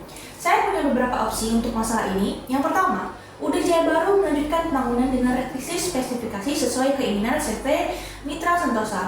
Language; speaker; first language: Indonesian; native; Indonesian